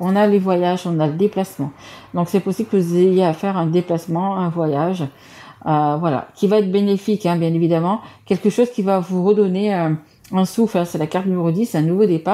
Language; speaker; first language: French; native; French